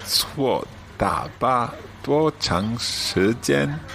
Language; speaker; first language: Chinese; non-native, learner; English